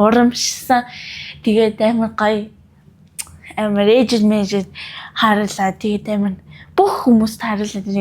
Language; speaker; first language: Mongolian; early bilingual, heritage; Mongolian